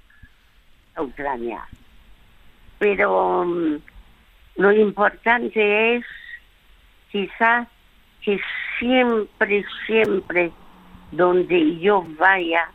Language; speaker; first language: Spanish; non-native, fluent; French